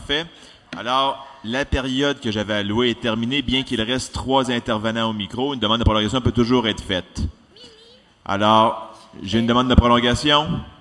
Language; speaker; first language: French; native; French